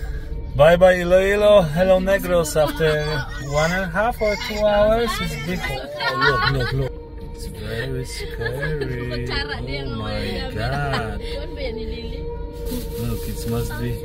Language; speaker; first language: English; non-native, learner; Polish